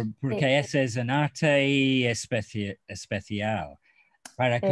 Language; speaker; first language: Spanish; non-native, learner; English